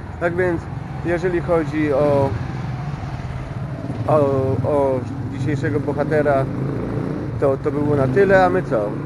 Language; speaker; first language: Polish; native; Polish